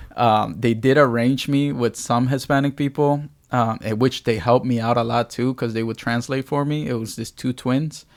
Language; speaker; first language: English; early bilingual, other home language; Spanish